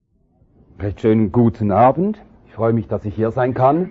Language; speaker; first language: German; native; German